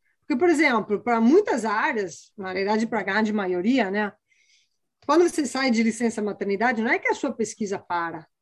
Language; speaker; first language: Portuguese; non-native, fluent; Italian